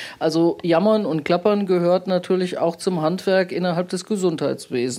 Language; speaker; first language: German; native; German